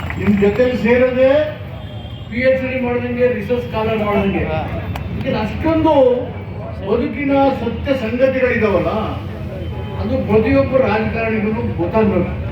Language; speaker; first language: Kannada; native; Kannada